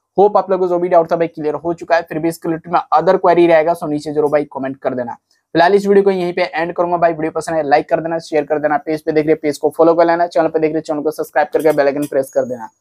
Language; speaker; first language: Hindi; native; Hindi